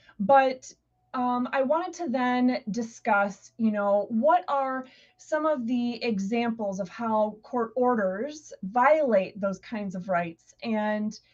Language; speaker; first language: English; native; English